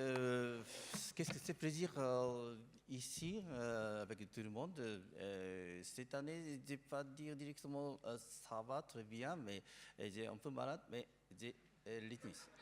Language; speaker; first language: French; non-native, learner; Japanese